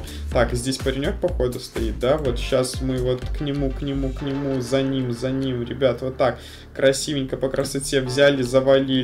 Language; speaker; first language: Russian; native; Russian